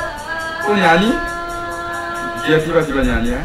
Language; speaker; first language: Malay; non-native, fluent; Korean